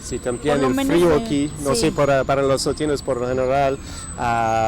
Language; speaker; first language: Spanish; non-native, fluent; English